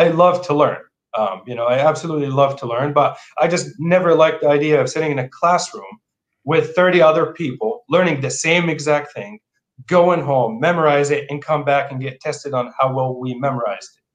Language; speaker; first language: English; non-native, fluent; Arabic